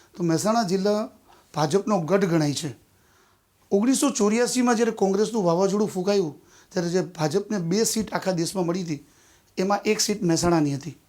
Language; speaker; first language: Gujarati; native; Gujarati